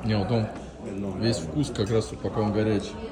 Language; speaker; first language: Russian; native; Russian